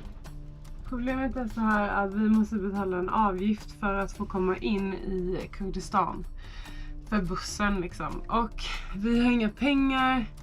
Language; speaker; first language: Swedish; native; Swedish